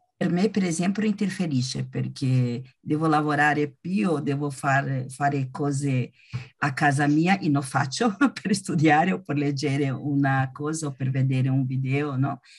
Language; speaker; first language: Italian; non-native, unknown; Portuguese